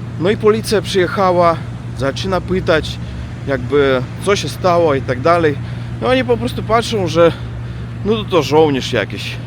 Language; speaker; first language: Polish; non-native, learner; Russian